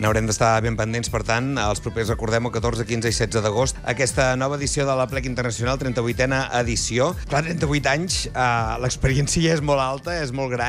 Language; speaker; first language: Catalan; native; Catalan